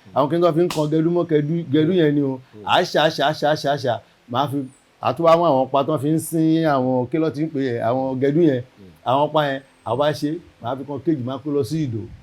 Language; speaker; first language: Yoruba; native; Yoruba